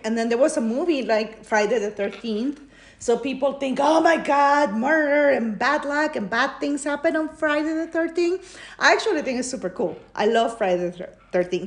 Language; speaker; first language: English; non-native, fluent; Spanish